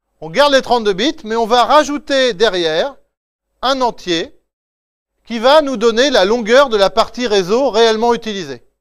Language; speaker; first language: French; native; French